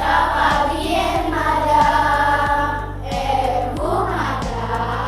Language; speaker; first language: French; non-native, learner; Indonesian